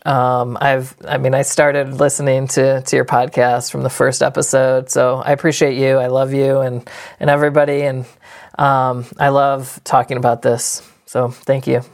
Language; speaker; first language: English; native; English